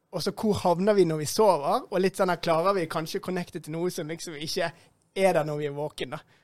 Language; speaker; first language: Norwegian; native; Norwegian